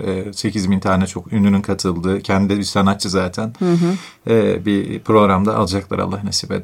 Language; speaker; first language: Turkish; native; Turkish